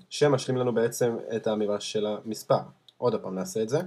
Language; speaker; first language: Hebrew; native; Hebrew